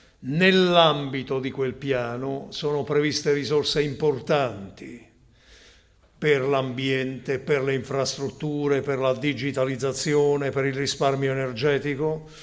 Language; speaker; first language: Italian; native; Italian